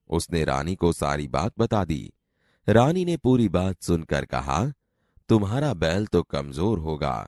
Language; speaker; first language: Hindi; non-native, local second language; Gujarati